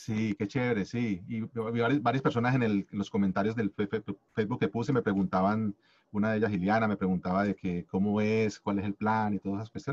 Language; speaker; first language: Spanish; native; Spanish